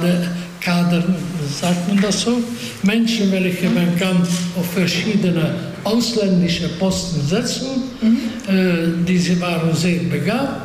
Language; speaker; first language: German; non-native, fluent; Hungarian